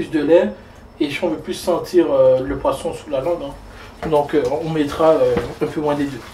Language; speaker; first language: French; native; French